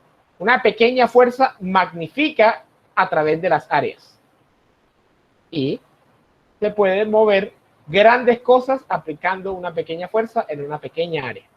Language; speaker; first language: Spanish; native; Spanish